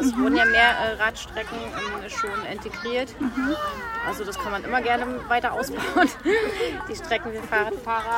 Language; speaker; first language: German; native; German